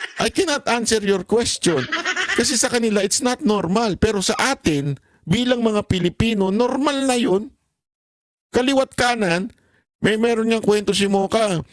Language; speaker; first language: Filipino; native; Filipino